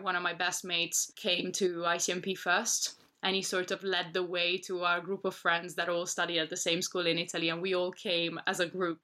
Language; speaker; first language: English; non-native, fluent; Italian